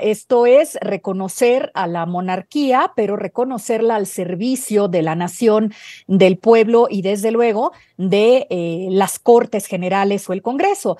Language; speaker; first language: Spanish; native; Spanish